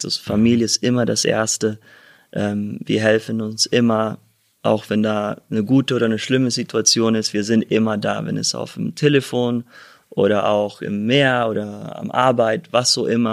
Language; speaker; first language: German; early bilingual, heritage; German